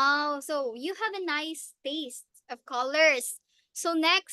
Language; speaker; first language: English; non-native, local second language; Filipino